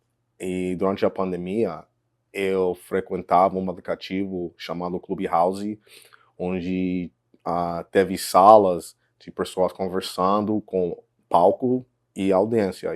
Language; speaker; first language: Portuguese; non-native, fluent; English